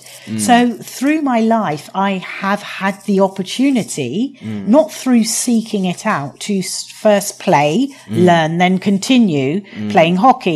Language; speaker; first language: English; native; English